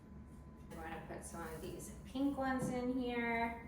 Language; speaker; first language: English; native; English